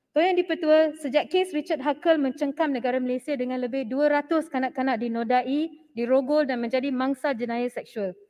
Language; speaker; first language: Malay; non-native, local second language; Tamil